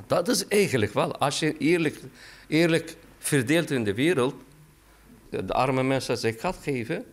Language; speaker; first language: Dutch; non-native, learner; Turkish